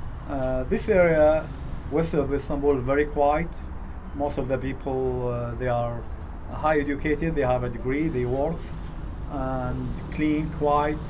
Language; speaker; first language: English; non-native, fluent; Arabic